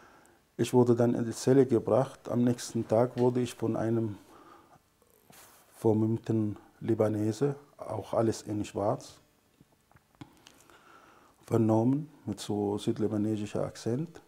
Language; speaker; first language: German; non-native, fluent; Arabic